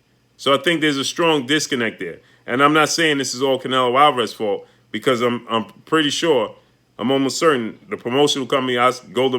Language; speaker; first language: English; native; English